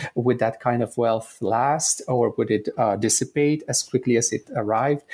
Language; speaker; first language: English; non-native, fluent; Romanian